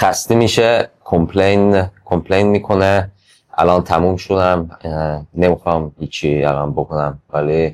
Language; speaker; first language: Persian; early bilingual, heritage; English